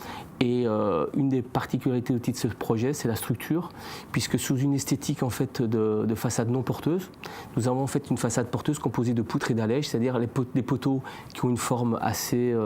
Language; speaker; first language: French; native; French